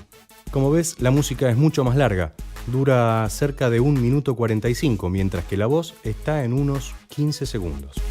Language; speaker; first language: Spanish; native; Spanish